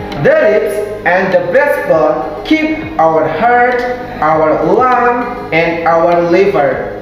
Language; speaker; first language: English; non-native, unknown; Indonesian